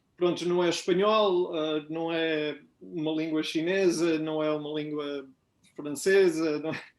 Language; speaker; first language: Portuguese; native; Portuguese